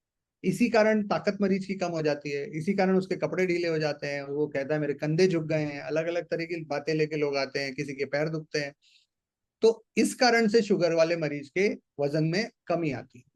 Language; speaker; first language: Hindi; native; Hindi